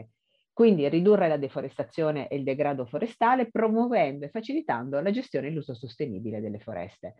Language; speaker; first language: Italian; native; Italian